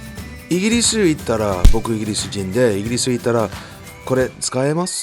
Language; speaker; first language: Japanese; non-native, fluent; English